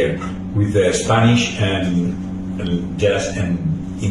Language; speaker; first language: English; non-native, learner; Spanish